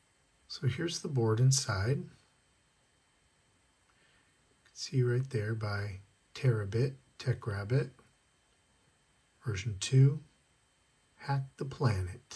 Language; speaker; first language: English; native; English